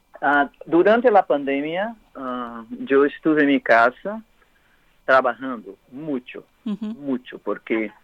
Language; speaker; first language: Spanish; non-native, learner; Portuguese